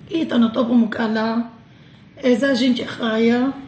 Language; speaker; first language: Greek; non-native, local second language; Arabic